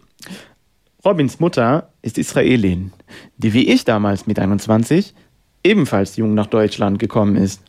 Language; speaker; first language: German; non-native, fluent; Hebrew